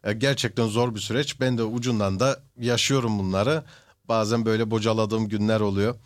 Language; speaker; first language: Turkish; early bilingual, heritage; Turkish